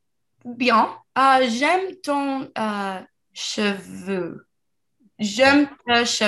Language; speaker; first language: French; non-native, learner; English